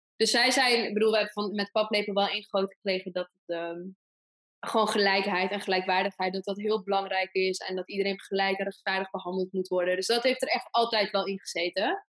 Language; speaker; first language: Dutch; early bilingual, other home language; Persian